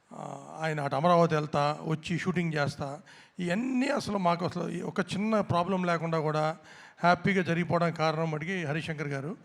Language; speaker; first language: Telugu; native; Telugu